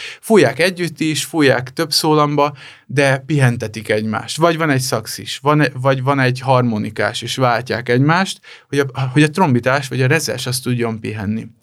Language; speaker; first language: Hungarian; native; Hungarian